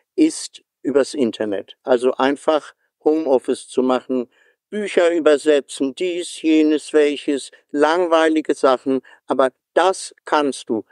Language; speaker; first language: German; native; German